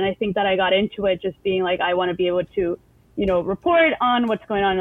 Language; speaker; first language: English; non-native, fluent; Spanish